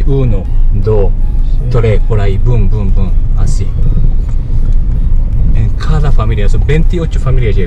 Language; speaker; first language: Spanish; non-native, learner; Japanese